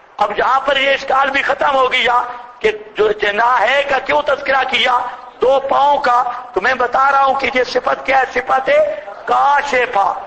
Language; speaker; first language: Urdu; non-native, local second language; Punjabi